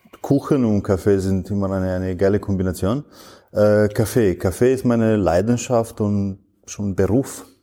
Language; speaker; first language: German; non-native, fluent; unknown